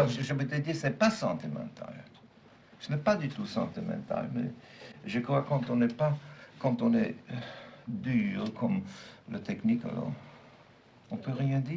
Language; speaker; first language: French; non-native, fluent; German